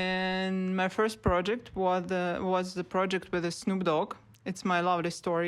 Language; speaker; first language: English; non-native, learner; Russian